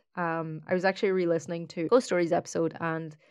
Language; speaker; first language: English; native; English